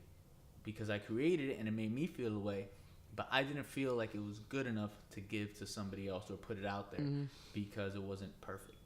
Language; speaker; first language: English; native; English